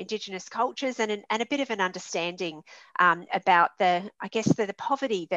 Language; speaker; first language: English; native; English